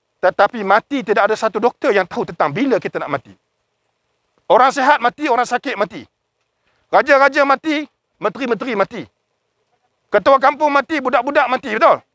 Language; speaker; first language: Malay; native; Malay